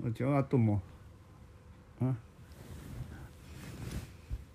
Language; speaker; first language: Japanese; non-native, local second language; Korean